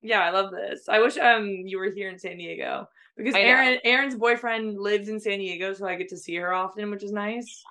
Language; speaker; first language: English; native; English